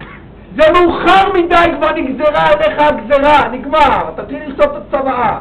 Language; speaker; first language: Hebrew; native; Hebrew